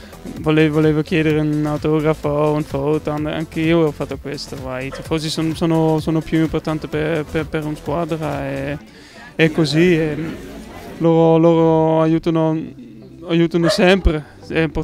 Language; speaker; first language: Italian; non-native, fluent; Dutch